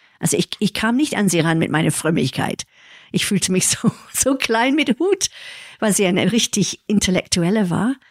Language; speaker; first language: German; early bilingual, heritage; English